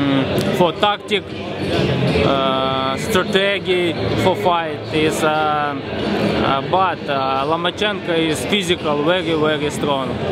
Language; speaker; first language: English; non-native, learner; Ukrainian